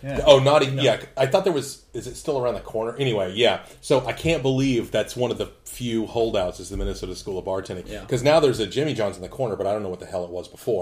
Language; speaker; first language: English; native; English